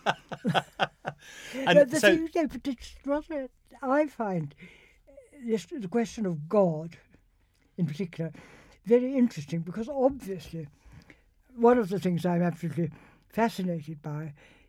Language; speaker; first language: English; native; English